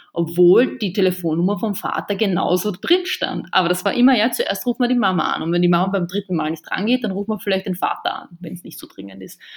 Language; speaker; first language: German; early bilingual, other home language; Bosnian